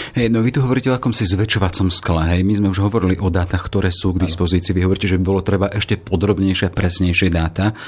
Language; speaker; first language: Slovak; native; Slovak